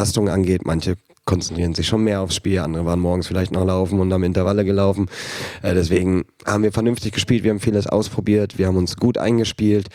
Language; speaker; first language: German; native; German